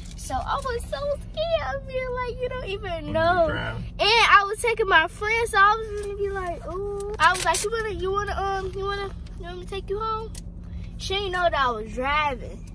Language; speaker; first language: English; native; English